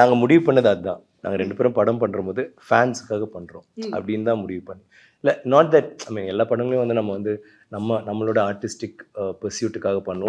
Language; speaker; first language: Tamil; native; Tamil